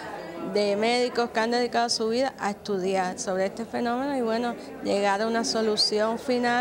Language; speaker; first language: Spanish; native; Spanish